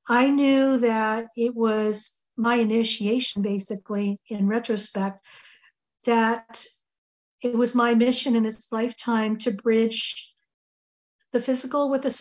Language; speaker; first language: English; native; English